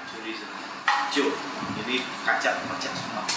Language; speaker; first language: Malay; non-native, local second language; Chinese